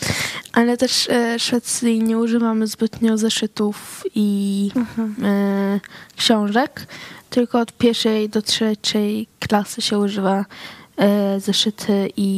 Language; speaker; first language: Polish; early bilingual, heritage; Swedish